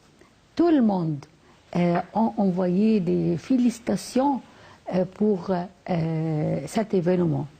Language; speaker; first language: French; non-native, fluent; Arabic